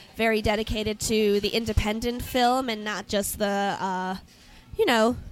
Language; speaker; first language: English; native; English